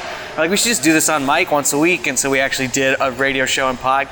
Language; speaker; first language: English; native; English